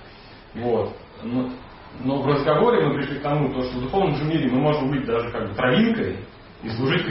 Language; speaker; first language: Russian; native; Russian